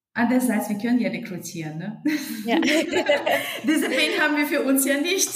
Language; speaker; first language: German; non-native, fluent; Russian